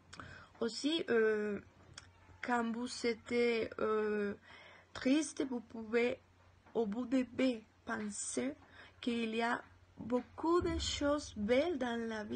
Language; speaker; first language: French; non-native, learner; Spanish